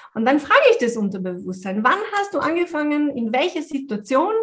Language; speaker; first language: German; non-native, fluent; French